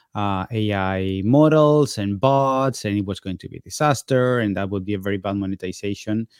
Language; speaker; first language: English; non-native, fluent; Spanish